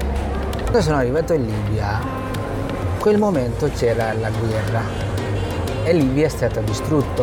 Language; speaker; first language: Italian; non-native, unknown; Bangla